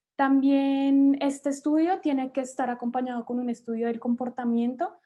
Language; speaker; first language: Spanish; native; Spanish